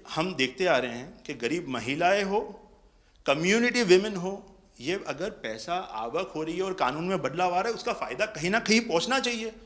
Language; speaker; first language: Hindi; non-native, local second language; Gujarati